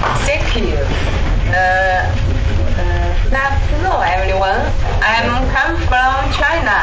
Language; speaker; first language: English; non-native, learner; Chinese